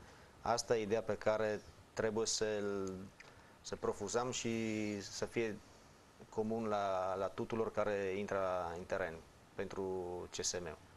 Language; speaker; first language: Romanian; non-native, fluent; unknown